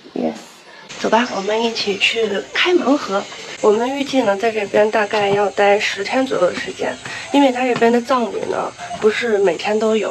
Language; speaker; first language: Chinese; native; Chinese